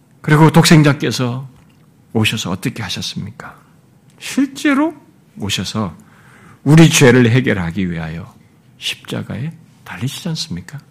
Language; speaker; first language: Korean; native; Korean